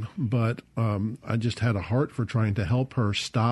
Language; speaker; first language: English; native; English